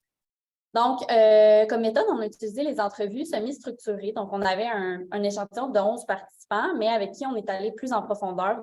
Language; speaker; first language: French; native; French